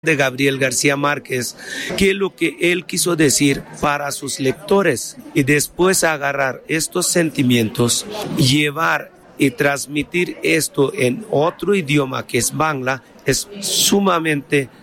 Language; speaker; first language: Spanish; non-native, fluent; Bangla